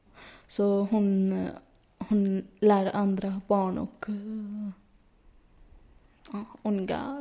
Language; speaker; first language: Swedish; non-native, fluent; Arabic